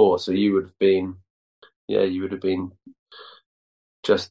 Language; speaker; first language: English; native; English